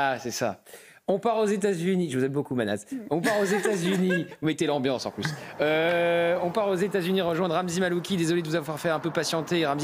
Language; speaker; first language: French; native; French